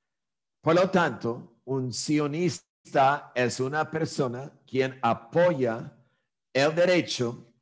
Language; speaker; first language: Spanish; non-native, fluent; English